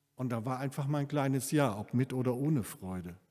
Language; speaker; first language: German; native; German